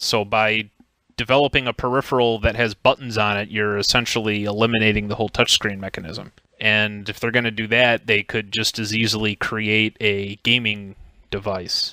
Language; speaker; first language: English; native; English